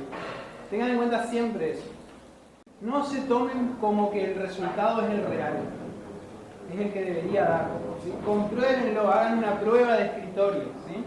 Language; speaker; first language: Spanish; native; Spanish